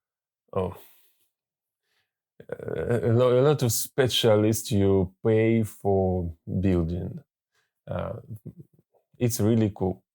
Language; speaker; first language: English; non-native, learner; Russian